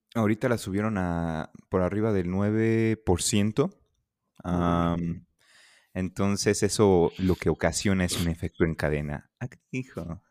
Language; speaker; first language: Spanish; native; Spanish